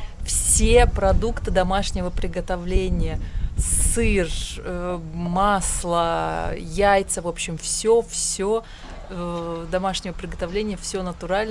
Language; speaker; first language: Russian; native; Russian